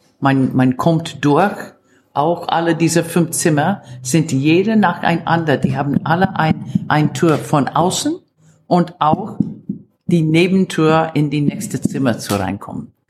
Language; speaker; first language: German; non-native, fluent; Italian